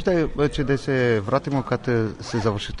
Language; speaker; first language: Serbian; non-native, learner; Romanian